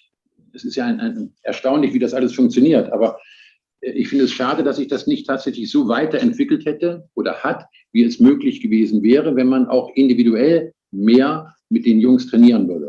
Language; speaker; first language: German; native; German